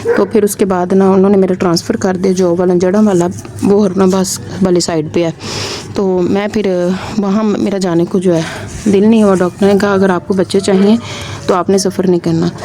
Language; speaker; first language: Urdu; non-native, local second language; Punjabi